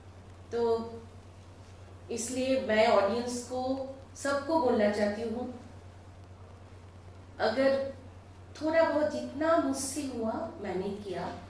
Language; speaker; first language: Hindi; non-native, local second language; Bangla